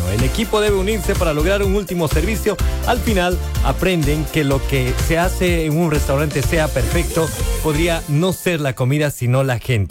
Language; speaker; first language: Spanish; native; Spanish